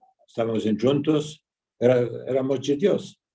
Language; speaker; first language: Spanish; early bilingual, heritage; Ladino